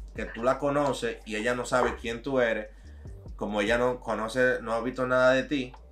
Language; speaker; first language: Spanish; native; Spanish